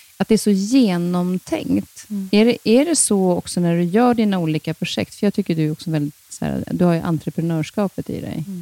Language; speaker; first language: Swedish; native; Swedish